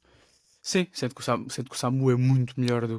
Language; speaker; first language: Portuguese; native; Portuguese